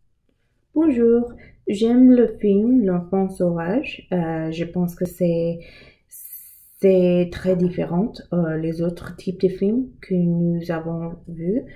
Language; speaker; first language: French; non-native, learner; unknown